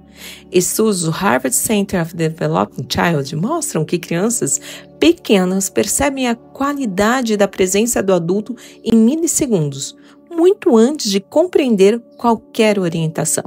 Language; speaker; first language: Portuguese; native; Portuguese